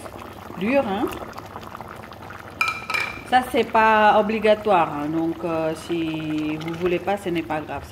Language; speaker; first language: French; non-native, fluent; Indonesian